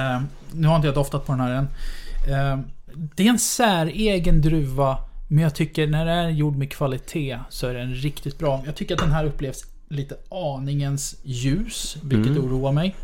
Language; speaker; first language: Swedish; native; Swedish